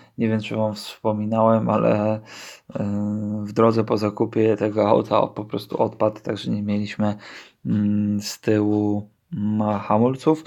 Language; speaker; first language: Polish; native; Polish